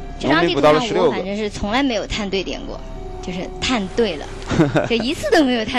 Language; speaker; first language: Chinese; native; Chinese